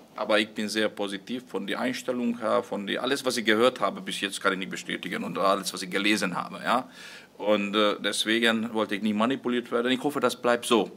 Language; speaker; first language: German; non-native, fluent; Hungarian